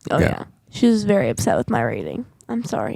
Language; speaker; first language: English; native; English